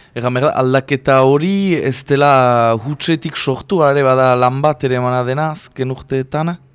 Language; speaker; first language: Basque; native; Basque